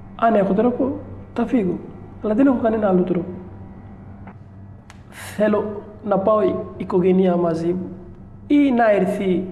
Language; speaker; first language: Greek; non-native, learner; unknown